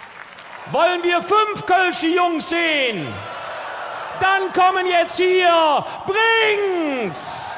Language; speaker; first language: German; native; German